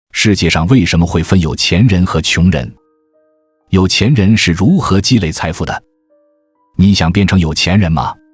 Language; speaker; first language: Chinese; native; Chinese